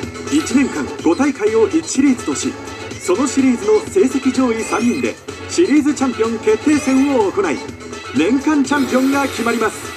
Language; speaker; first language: Japanese; native; Japanese